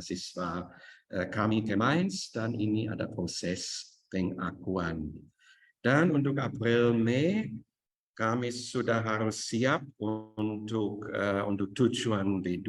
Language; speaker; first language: Indonesian; non-native, fluent; German